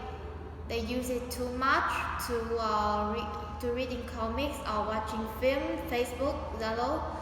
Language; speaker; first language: English; non-native, learner; Vietnamese